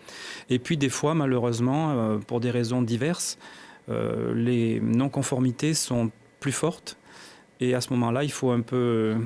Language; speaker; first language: French; native; French